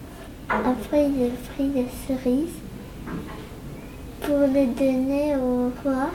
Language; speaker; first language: French; non-native, learner; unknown